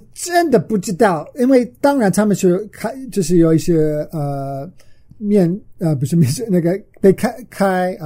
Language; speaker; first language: Chinese; non-native, fluent; English